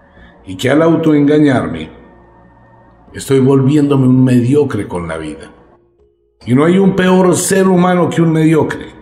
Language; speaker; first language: Spanish; native; Spanish